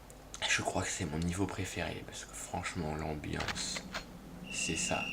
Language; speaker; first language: French; native; French